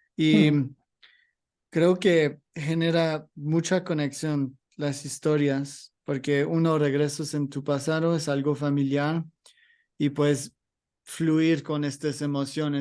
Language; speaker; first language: Spanish; non-native, learner; English